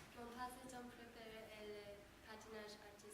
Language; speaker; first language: French; non-native, learner; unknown